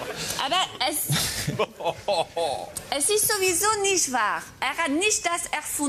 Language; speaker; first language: German; non-native, fluent; French